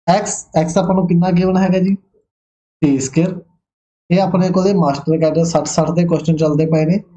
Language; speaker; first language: Hindi; non-native, local second language; Punjabi